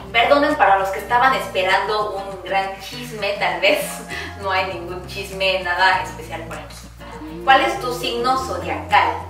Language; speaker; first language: Spanish; early bilingual, heritage; Korean